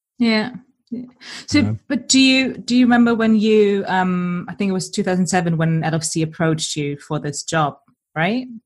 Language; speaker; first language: English; non-native, fluent; German